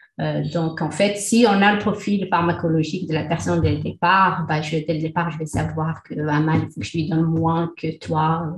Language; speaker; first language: French; non-native, local second language; Arabic